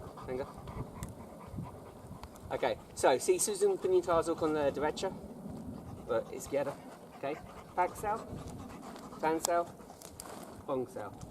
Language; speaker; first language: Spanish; non-native, learner; English